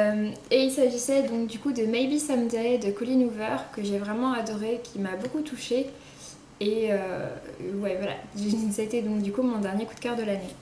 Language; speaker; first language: French; native; French